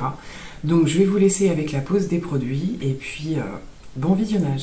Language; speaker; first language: French; native; French